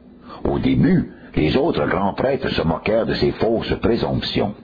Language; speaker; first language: French; native; French